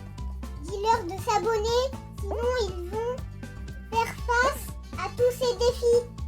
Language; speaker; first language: French; native; French